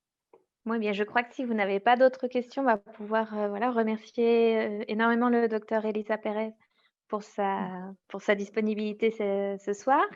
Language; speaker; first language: French; native; French